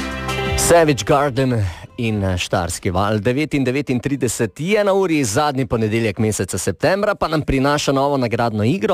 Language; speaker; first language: Slovenian; native; Slovenian